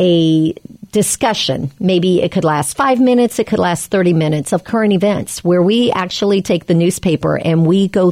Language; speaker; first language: English; native; English